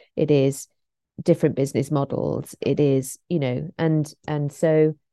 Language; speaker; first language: English; native; English